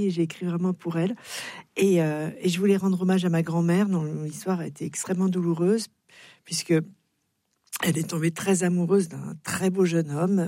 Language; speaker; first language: French; native; French